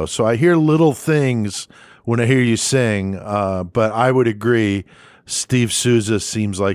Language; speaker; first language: English; native; English